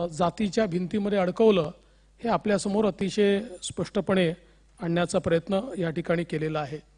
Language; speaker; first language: Marathi; native; Marathi